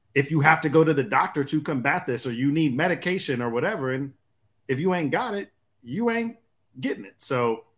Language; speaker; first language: English; native; English